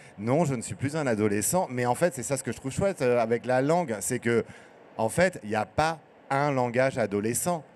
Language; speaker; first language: French; native; French